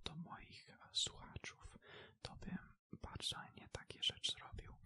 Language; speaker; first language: Polish; early bilingual, heritage; Polish